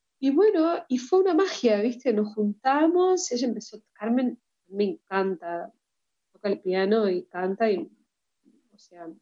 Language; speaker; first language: Spanish; early bilingual, heritage; Spanish